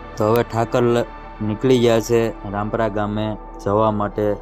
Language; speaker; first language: Gujarati; native; Gujarati